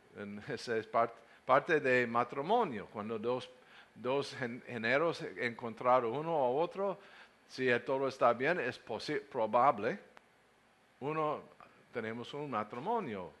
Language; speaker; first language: Spanish; non-native, learner; English